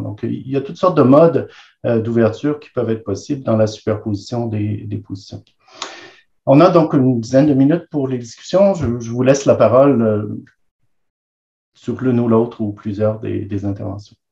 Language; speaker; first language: French; native; French